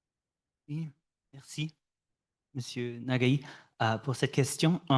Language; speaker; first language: French; non-native, fluent; English